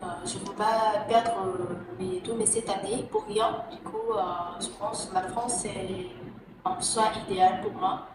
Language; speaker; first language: French; non-native, fluent; Vietnamese